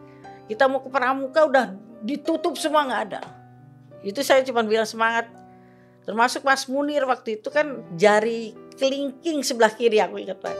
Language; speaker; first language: Indonesian; native; Indonesian